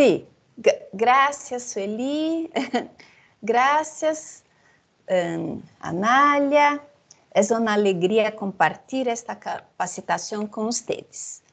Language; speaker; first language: Spanish; non-native, fluent; Portuguese